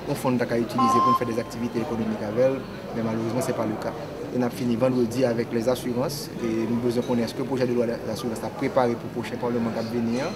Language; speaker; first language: French; non-native, local second language; Haitian Creole